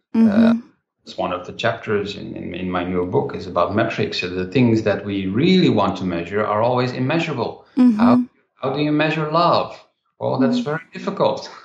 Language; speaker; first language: English; non-native, fluent; Dutch